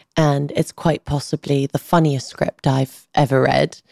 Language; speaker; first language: English; early bilingual, other home language; Albanian